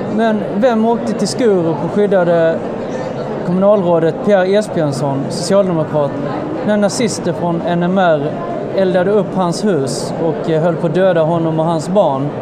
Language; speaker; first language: Swedish; native; Swedish